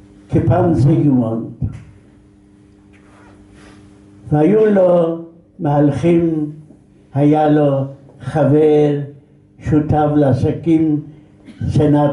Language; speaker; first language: Hebrew; non-native, fluent; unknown